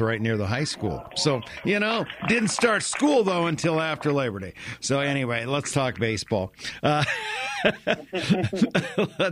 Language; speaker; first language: English; native; English